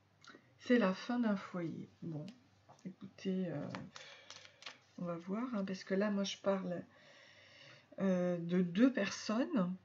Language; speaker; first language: French; native; French